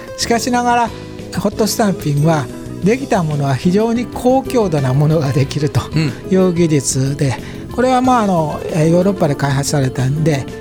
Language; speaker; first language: Japanese; native; Japanese